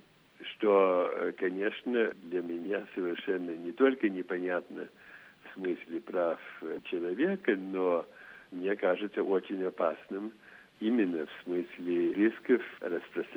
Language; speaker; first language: Russian; non-native, fluent; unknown